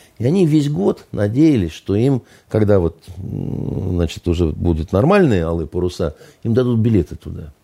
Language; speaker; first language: Russian; native; Russian